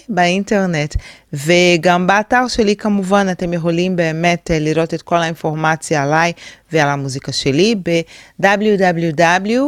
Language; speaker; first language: Hebrew; non-native, fluent; Portuguese